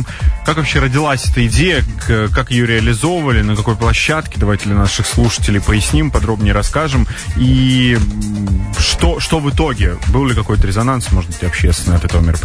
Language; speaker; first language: Russian; native; Russian